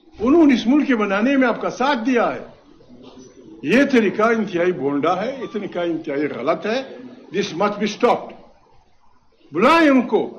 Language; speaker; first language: Urdu; non-native, local second language; Pashto